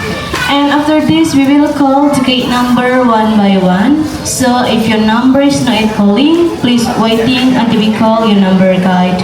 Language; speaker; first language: English; non-native, learner; Indonesian